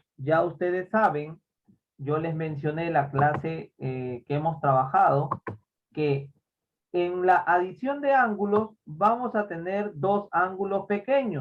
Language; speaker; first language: Spanish; native; Spanish